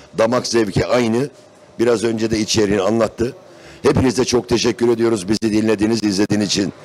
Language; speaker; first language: Turkish; native; Turkish